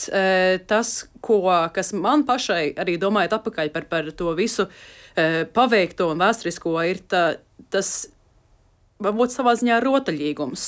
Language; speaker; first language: Latvian; early bilingual, heritage; Latvian